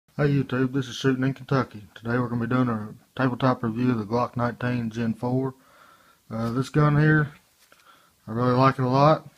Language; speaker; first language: English; native; English